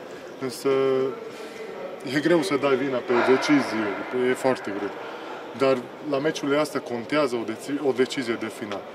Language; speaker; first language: Romanian; non-native, local second language; Hungarian